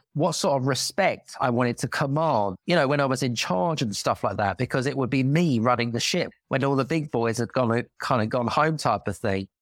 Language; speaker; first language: English; native; English